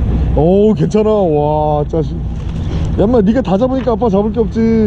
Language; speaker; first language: Korean; native; Korean